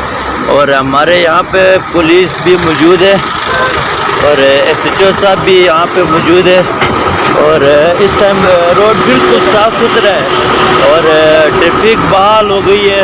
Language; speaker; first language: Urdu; non-native, local second language; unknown